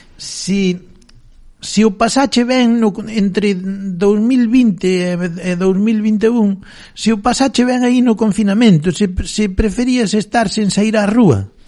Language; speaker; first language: Galician; native; Galician